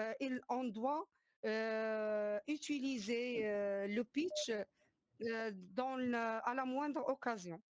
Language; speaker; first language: French; non-native, learner; Arabic